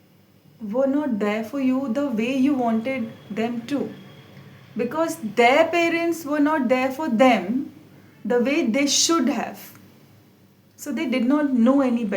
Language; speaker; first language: English; non-native, local second language; Hindi